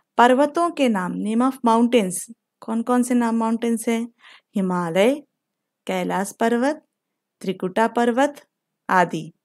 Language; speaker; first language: Hindi; non-native, local second language; Telugu